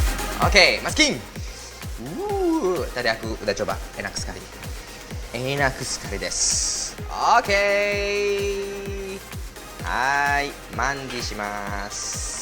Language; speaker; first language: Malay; non-native, learner; Japanese